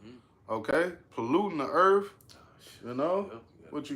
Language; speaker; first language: English; native; English